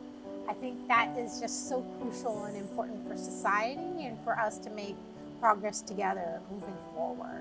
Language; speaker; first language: English; native; English